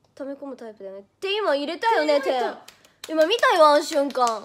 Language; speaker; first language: Japanese; native; Japanese